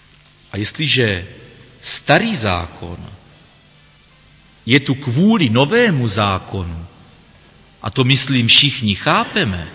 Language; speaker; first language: Czech; native; Czech